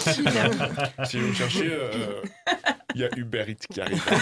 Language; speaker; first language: French; native; French